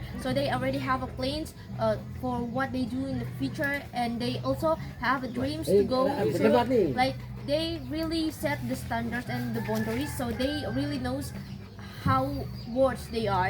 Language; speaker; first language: English; non-native, learner; Indonesian